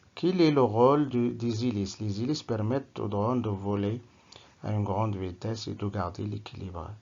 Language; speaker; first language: French; non-native, local second language; Arabic